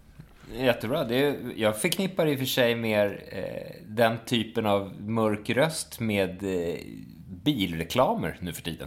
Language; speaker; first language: Swedish; native; Swedish